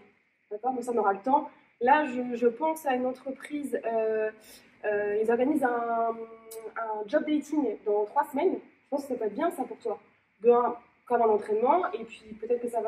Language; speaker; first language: French; native; French